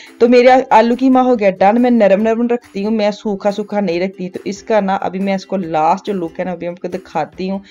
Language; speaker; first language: Urdu; native; Urdu